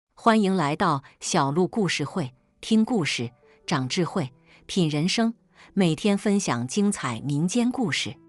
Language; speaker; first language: Chinese; native; Chinese